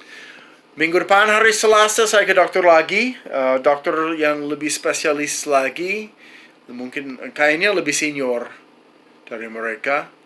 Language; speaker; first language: Indonesian; non-native, fluent; English